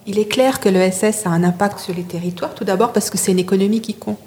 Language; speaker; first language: French; native; French